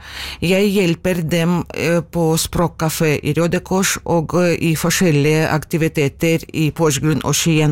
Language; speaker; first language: Norwegian; non-native, learner; Ukrainian